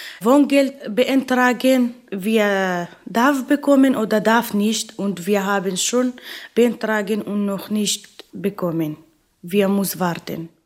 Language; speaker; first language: German; non-native, learner; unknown